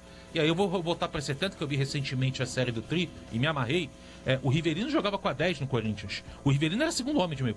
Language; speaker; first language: Portuguese; native; Portuguese